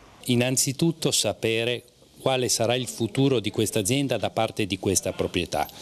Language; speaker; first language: Italian; native; Italian